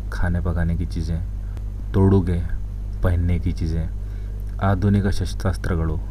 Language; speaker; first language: Urdu; non-native, local second language; Kannada